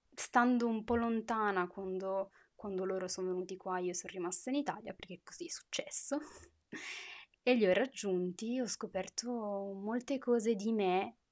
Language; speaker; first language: Italian; native; Italian